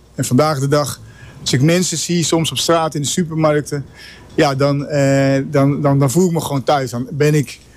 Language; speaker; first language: Dutch; native; Dutch